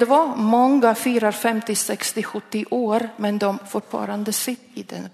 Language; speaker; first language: Swedish; non-native, learner; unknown